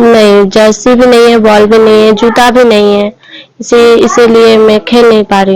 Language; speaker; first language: Hindi; non-native, local second language; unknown